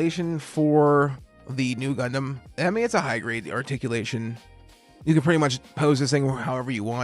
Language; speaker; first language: English; native; English